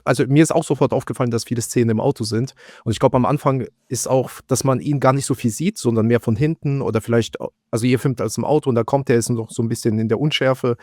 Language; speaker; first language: German; native; German